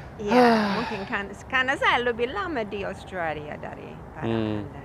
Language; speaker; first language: Indonesian; non-native, fluent; English